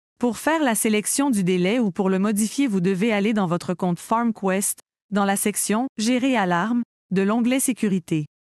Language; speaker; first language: French; native; French